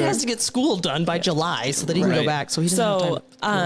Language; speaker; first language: English; native; English